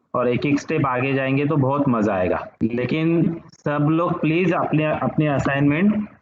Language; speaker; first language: Hindi; non-native, local second language; Marathi